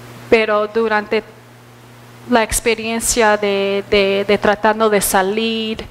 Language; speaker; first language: Spanish; early bilingual, heritage; Spanish